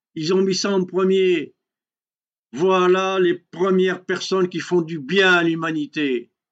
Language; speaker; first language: French; non-native, local second language; Kabyle